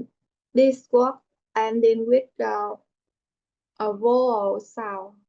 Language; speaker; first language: English; non-native, learner; Vietnamese